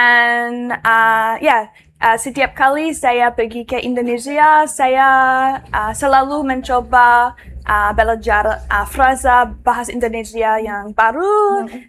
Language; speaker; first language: Indonesian; non-native, learner; English